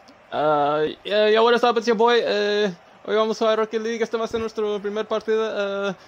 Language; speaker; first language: Spanish; early bilingual, heritage; Spanish